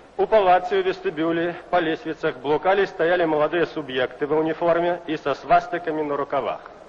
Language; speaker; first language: Belarusian; native; Belarusian